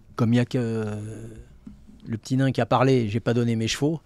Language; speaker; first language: French; native; French